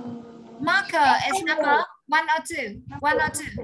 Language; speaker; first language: English; non-native, learner; Vietnamese